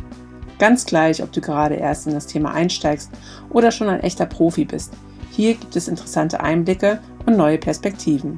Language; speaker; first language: German; native; German